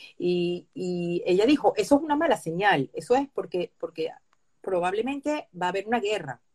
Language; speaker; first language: Spanish; early bilingual, other home language; Hebrew